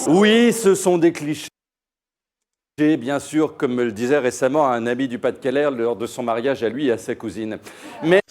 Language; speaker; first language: French; native; French